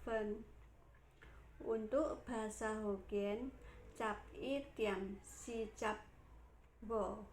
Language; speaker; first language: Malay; non-native, local second language; Javanese